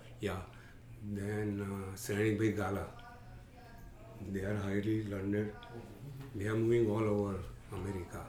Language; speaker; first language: English; non-native, local second language; Gujarati